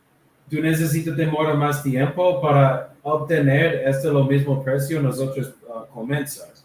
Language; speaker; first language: Spanish; non-native, learner; English